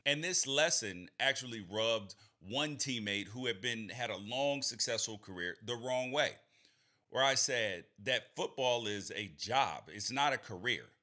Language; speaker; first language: English; native; English